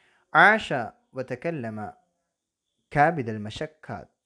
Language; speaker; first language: Arabic; non-native, fluent; Malayalam